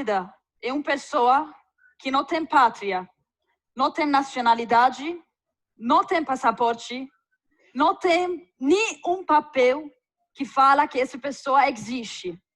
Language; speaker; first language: Portuguese; non-native, fluent; Arabic